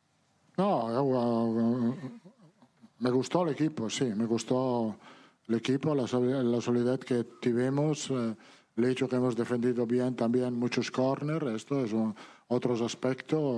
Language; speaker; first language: Portuguese; non-native, learner; Italian